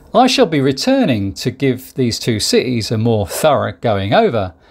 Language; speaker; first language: English; native; English